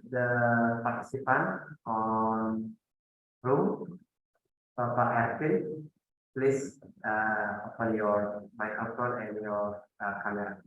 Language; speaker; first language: English; non-native, fluent; Indonesian